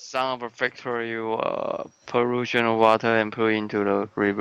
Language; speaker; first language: English; non-native, learner; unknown